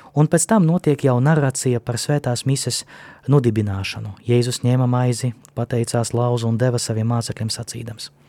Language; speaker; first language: Latvian; non-native, local second language; Russian